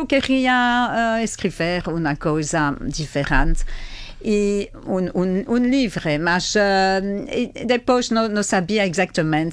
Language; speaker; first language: Portuguese; non-native, learner; Italian